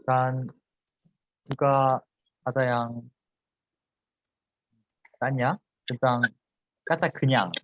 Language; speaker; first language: Indonesian; non-native, fluent; Korean